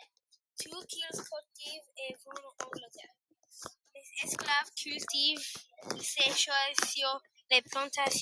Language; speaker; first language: French; non-native, learner; English